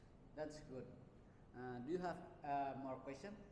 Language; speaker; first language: English; non-native, learner; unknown